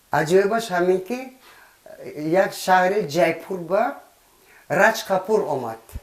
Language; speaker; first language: Tajik; native; Tajik